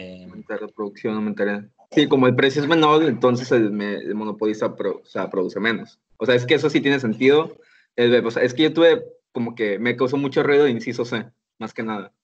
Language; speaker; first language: Spanish; native; Spanish